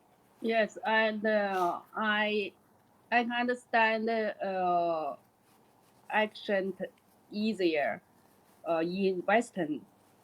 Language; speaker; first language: English; non-native, learner; Chinese